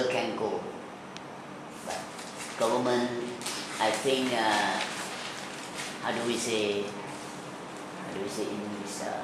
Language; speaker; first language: English; non-native, learner; Thai